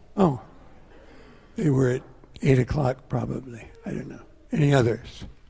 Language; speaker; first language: English; native; English